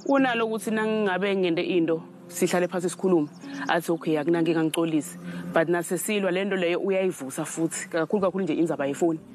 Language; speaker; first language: Zulu; non-native, local second language; Swati